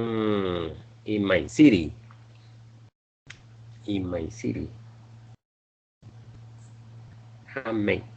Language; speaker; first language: English; non-native, learner; Spanish